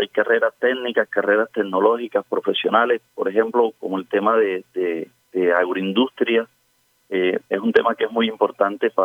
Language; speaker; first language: Spanish; native; Spanish